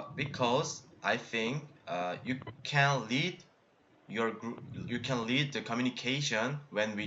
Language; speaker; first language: English; non-native, learner; Korean